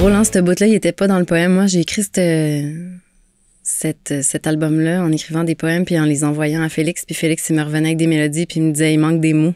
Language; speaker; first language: French; native; French